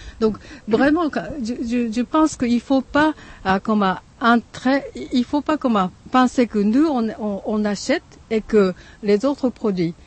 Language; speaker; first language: French; non-native, fluent; Japanese